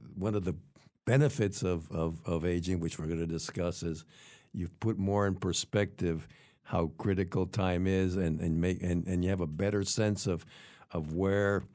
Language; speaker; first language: English; native; English